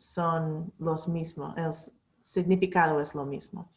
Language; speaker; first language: Spanish; non-native, fluent; English